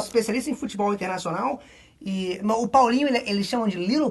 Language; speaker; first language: Portuguese; native; Portuguese